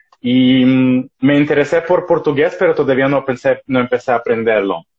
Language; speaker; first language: Spanish; non-native, fluent; Russian